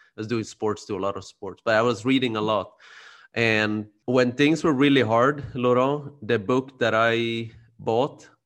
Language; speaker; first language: English; early bilingual, other home language; Khmer